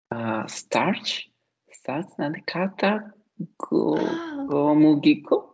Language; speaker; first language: Japanese; non-native, learner; Italian